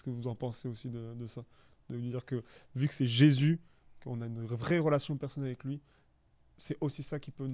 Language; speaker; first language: French; native; French